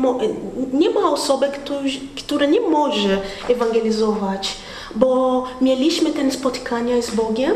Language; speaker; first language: Polish; non-native, learner; Portuguese